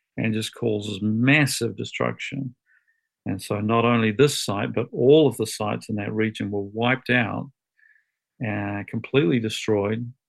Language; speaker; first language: English; native; English